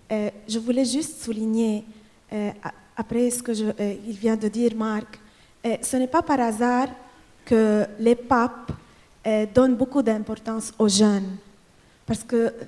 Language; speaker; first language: French; non-native, fluent; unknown